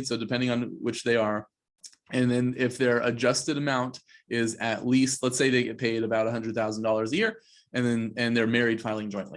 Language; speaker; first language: English; native; English